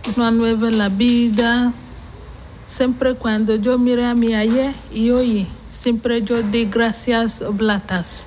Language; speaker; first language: Spanish; non-native, learner; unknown